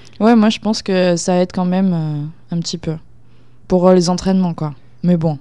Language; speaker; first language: French; native; French